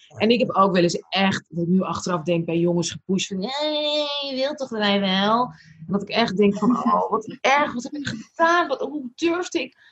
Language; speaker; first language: Dutch; early bilingual, other home language; Arabic